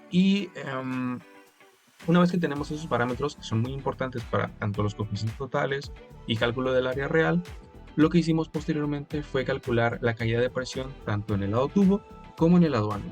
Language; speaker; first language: Spanish; native; Spanish